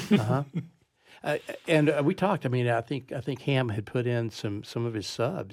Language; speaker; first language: English; native; English